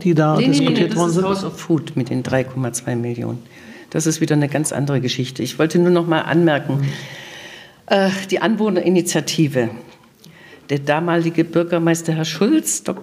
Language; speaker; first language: German; native; German